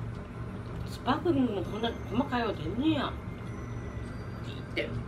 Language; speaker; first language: Japanese; native; Japanese